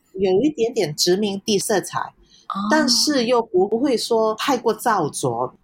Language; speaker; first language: Chinese; non-native, fluent; Cantonese